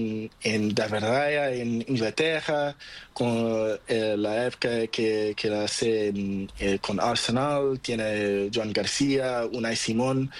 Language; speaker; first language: Spanish; non-native, learner; Portuguese